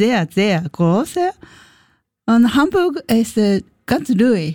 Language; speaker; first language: German; non-native, learner; Japanese